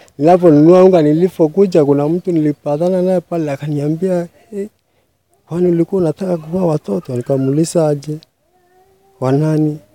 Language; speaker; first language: Swahili; non-native, local second language; Meru